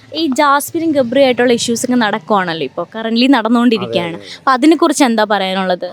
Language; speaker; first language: Malayalam; native; Malayalam